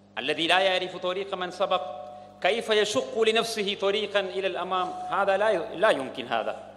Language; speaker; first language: Arabic; non-native, fluent; Malayalam